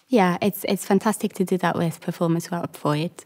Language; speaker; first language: English; non-native, fluent; Luxembourgish